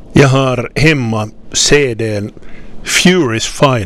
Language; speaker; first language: Swedish; non-native, local second language; Finnish